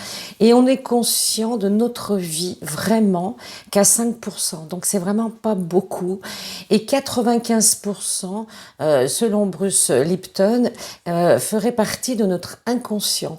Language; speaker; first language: French; native; French